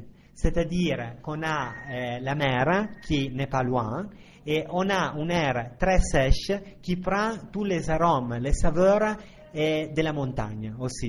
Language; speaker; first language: French; non-native, fluent; Italian